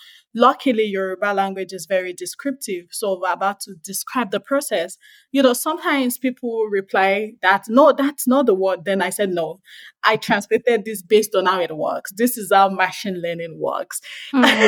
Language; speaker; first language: English; non-native, local second language; Yoruba